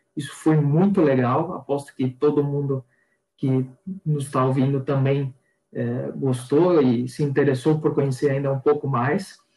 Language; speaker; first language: Portuguese; native; Portuguese